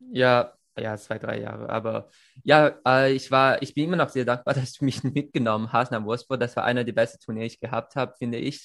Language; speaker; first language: German; non-native, fluent; Chinese